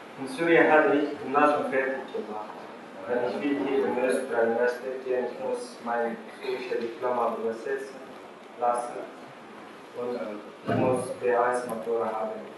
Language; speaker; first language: German; non-native, learner; Arabic